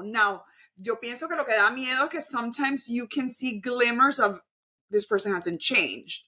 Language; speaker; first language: English; non-native, fluent; Spanish